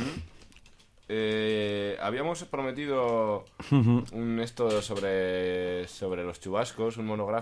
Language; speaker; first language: Spanish; native; Spanish